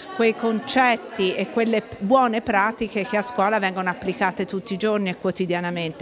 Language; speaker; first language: Italian; native; Italian